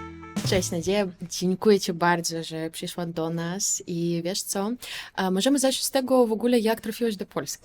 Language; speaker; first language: Polish; non-native, fluent; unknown